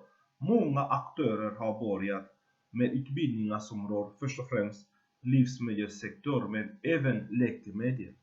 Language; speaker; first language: Swedish; non-native, fluent; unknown